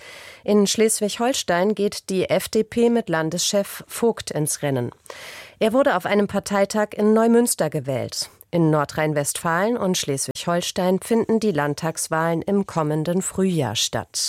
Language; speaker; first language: German; native; German